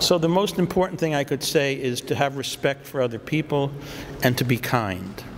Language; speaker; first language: English; native; English